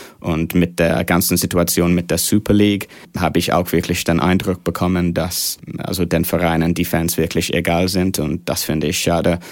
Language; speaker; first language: German; non-native, fluent; English